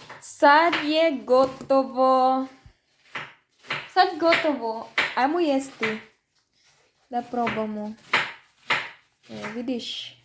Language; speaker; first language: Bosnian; non-native, learner; Filipino